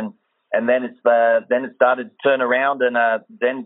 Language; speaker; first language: English; native; English